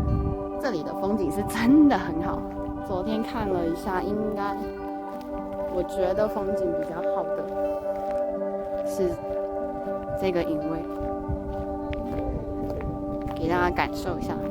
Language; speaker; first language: Chinese; native; Chinese